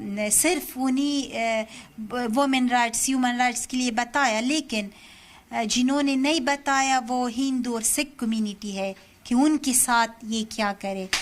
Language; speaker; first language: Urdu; non-native, learner; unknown